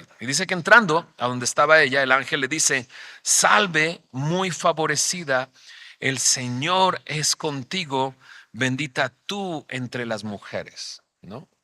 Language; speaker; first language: Spanish; native; Spanish